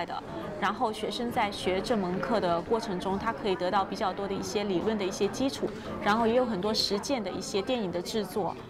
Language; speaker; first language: Chinese; native; Chinese